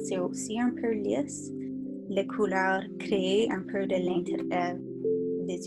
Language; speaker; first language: French; non-native, fluent; English